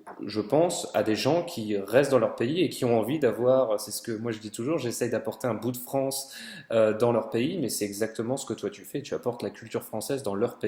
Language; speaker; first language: French; native; French